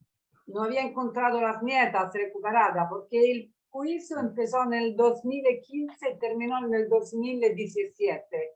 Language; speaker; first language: Spanish; non-native, learner; Italian